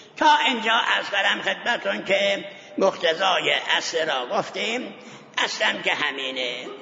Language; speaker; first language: Persian; non-native, local second language; Azerbaijani